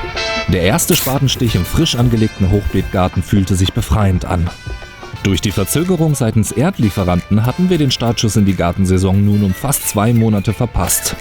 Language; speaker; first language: German; native; German